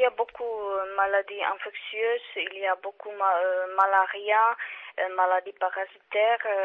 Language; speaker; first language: French; non-native, learner; Czech